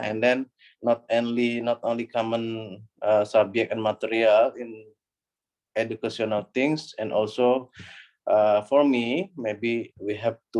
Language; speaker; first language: English; non-native, learner; Indonesian